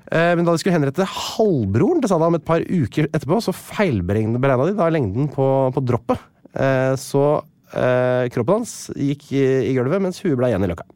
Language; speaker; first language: Norwegian; native; Norwegian